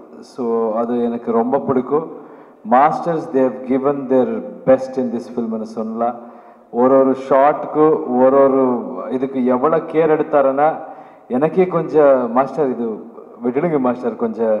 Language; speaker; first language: Tamil; non-native, learner; Kannada